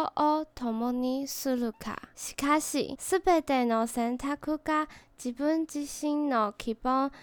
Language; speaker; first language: Japanese; non-native, learner; Chinese